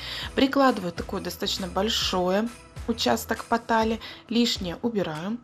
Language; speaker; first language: Russian; native; Russian